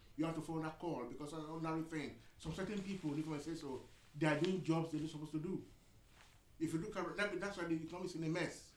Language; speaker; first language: English; non-native, local second language; Yoruba